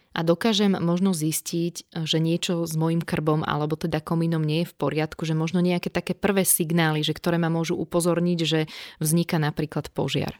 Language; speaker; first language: Slovak; native; Slovak